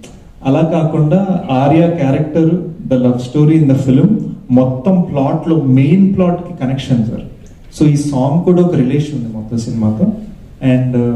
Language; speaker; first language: Telugu; early bilingual, heritage; Telugu